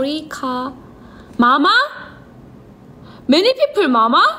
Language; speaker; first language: English; non-native, learner; Korean